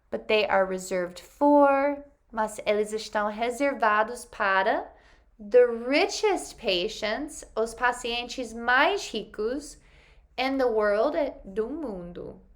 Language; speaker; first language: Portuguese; non-native, fluent; English